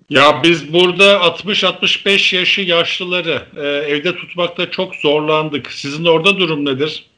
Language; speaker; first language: Turkish; native; Turkish